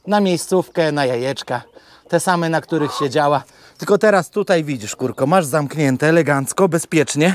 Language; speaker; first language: Polish; native; Polish